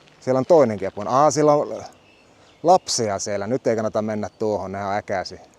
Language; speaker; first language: Finnish; native; Finnish